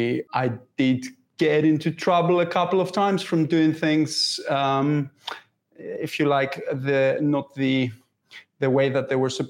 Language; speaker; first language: English; non-native, fluent; Greek